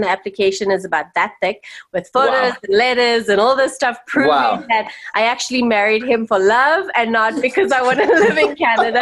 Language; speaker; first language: English; native; English